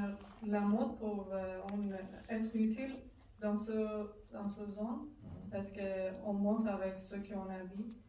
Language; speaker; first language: French; non-native, learner; Persian